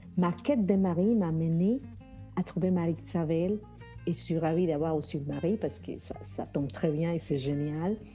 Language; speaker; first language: French; non-native, fluent; Spanish